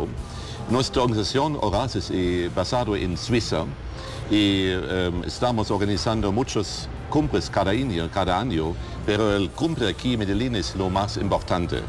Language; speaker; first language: Spanish; non-native, learner; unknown